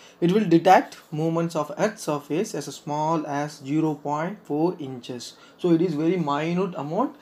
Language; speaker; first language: English; non-native, local second language; Tamil